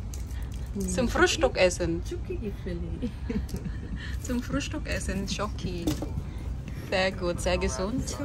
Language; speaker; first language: German; non-native, fluent; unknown